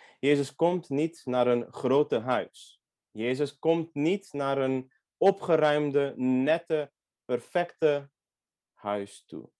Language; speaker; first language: Dutch; non-native, fluent; Hungarian